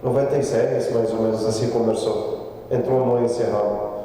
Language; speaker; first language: Portuguese; non-native, learner; Arabic